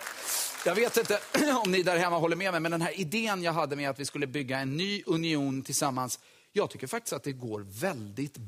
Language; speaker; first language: Swedish; native; Swedish